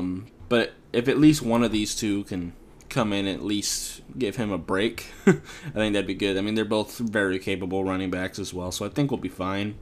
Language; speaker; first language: English; native; English